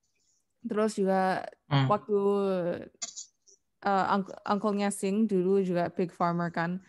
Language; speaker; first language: Indonesian; non-native, learner; English